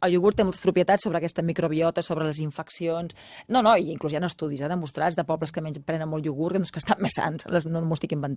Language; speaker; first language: Catalan; native; Catalan